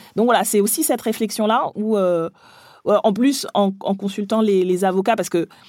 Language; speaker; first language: French; early bilingual, other home language; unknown